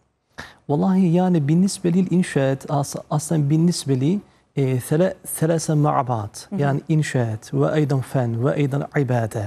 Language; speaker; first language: Arabic; non-native, fluent; Turkish